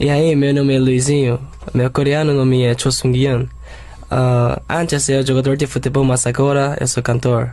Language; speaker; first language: Portuguese; non-native, learner; Korean